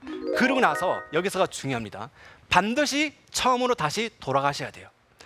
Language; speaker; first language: Korean; native; Korean